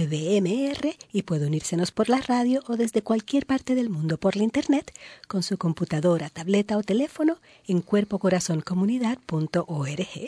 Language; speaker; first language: Spanish; native; Spanish